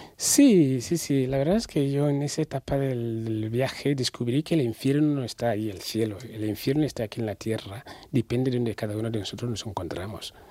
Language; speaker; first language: Spanish; non-native, fluent; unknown